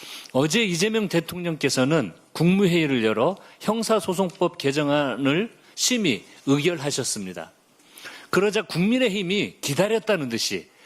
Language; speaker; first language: Korean; native; Korean